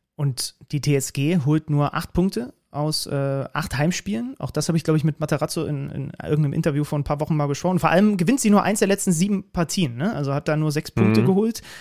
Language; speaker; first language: German; native; German